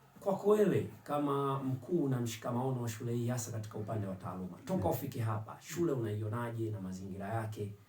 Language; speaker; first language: Swahili; native; Swahili